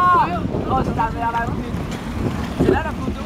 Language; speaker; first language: French; native; French